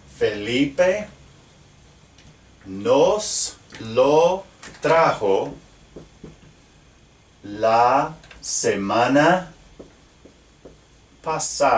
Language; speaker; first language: Spanish; non-native, fluent; English